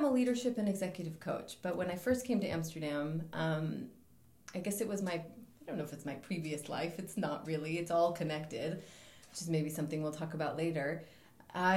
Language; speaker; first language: English; native; English